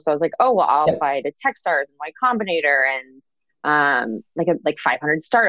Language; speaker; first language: English; native; English